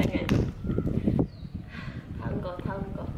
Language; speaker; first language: Korean; non-native, learner; Malay